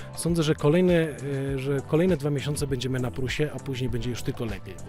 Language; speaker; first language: Polish; early bilingual, other home language; Italian